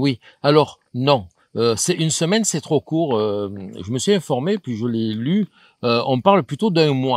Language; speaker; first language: French; native; French